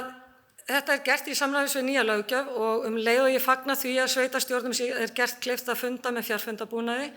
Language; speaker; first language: Icelandic; native; Icelandic